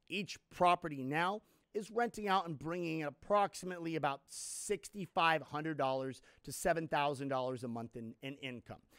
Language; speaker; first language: English; native; English